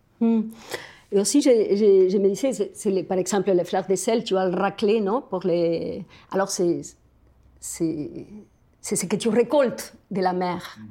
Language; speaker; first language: French; non-native, fluent; Spanish